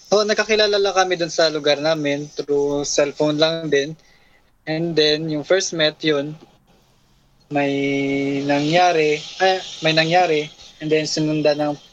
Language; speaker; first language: Filipino; native; Filipino